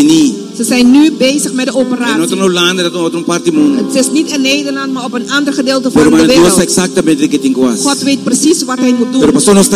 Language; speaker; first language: Dutch; non-native, local second language; Papiamento